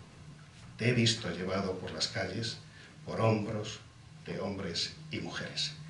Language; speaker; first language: Spanish; native; Spanish